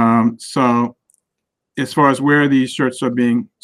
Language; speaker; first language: English; native; English